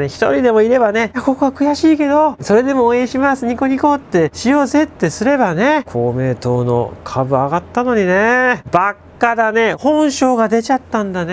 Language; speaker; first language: Japanese; native; Japanese